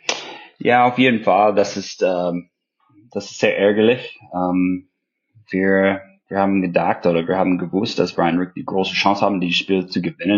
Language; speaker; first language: German; non-native, fluent; English